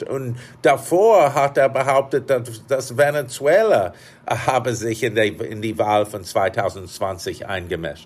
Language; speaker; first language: German; non-native, fluent; English